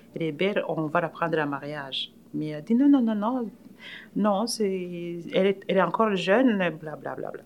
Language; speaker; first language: French; non-native, local second language; Rundi